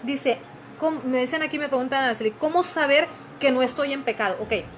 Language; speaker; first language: Spanish; native; Spanish